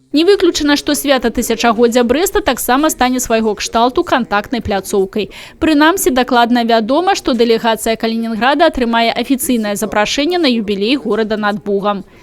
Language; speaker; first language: Belarusian; native; Belarusian